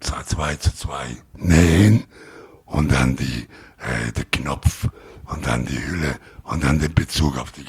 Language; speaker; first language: German; non-native, learner; Italian